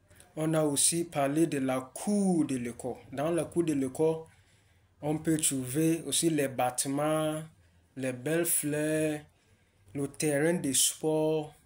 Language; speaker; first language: French; non-native, learner; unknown